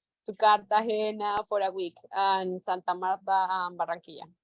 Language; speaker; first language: English; non-native, learner; Spanish